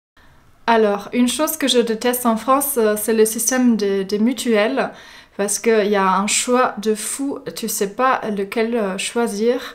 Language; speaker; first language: French; non-native, fluent; German